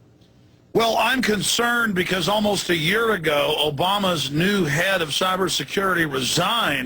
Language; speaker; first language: English; native; English